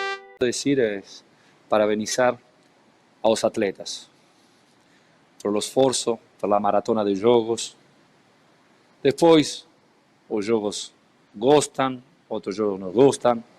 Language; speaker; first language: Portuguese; non-native, learner; Spanish